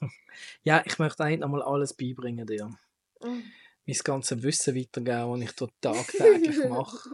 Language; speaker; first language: German; native; German